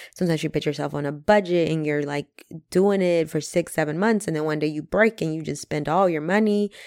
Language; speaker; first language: English; early bilingual, other home language; Spanish